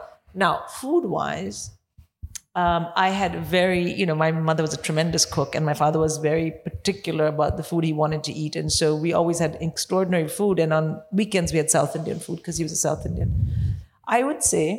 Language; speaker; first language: English; non-native, local second language; Hindi